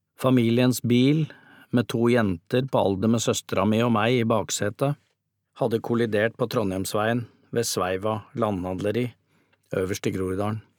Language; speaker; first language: Norwegian; native; Norwegian